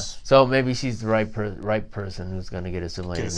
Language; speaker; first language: English; native; English